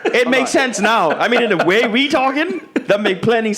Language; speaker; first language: English; native; English